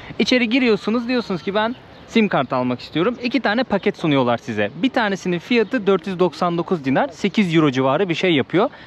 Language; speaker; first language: Turkish; native; Turkish